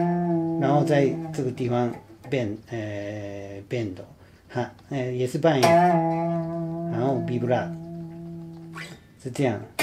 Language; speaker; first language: Chinese; non-native, fluent; Japanese